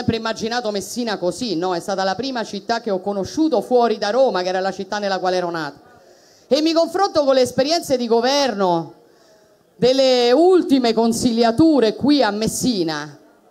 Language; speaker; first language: Italian; native; Italian